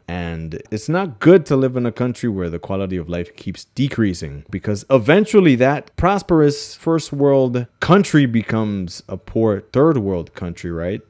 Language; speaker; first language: English; native; English